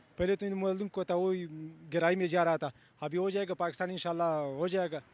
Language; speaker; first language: Urdu; non-native, local second language; Pashto